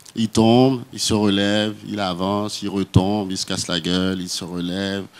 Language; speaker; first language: French; non-native, local second language; Haitian Creole